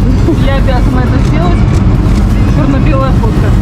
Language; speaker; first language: Russian; native; Russian